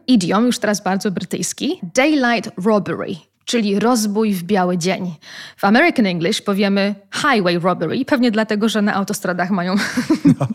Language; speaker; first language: Polish; native; Polish